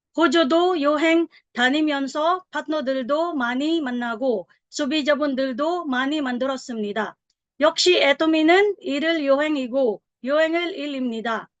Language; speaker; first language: Korean; non-native, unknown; Filipino